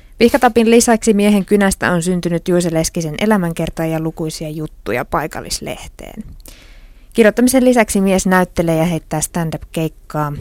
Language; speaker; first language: Finnish; native; Finnish